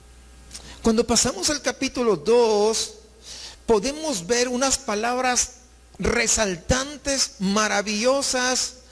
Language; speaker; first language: Spanish; native; Spanish